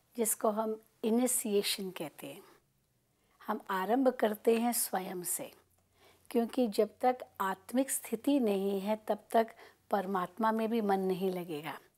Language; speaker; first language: Hindi; native; Hindi